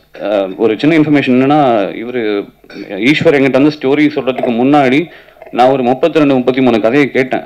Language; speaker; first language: Tamil; native; Tamil